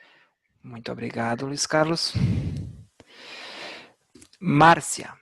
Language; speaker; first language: Portuguese; native; Portuguese